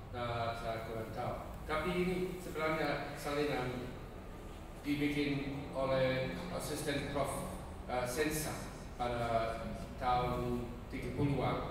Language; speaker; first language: Indonesian; non-native, fluent; English